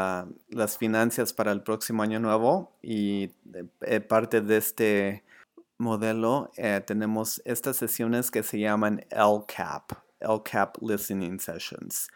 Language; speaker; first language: Spanish; early bilingual, other home language; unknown